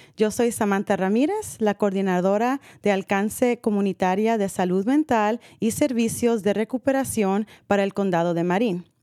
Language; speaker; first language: Spanish; early bilingual, heritage; Spanish